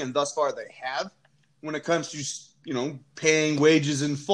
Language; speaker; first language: English; native; English